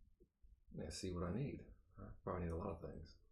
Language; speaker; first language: English; native; English